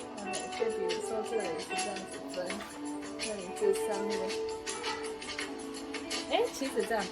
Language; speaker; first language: Chinese; early bilingual, heritage; Chinese